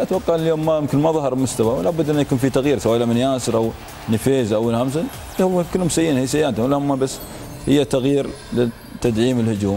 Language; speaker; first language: Arabic; native; Arabic